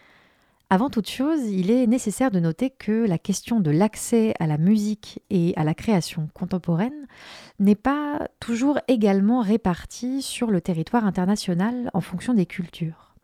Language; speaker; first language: French; native; French